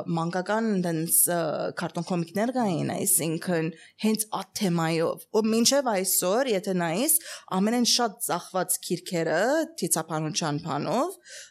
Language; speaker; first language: Armenian; early bilingual, heritage; Armenian